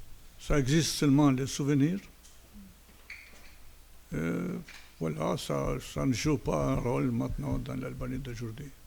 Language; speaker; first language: French; non-native, fluent; Albanian